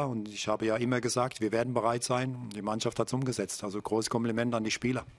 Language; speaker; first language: German; native; German